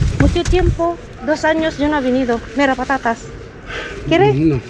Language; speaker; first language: Spanish; non-native, learner; Filipino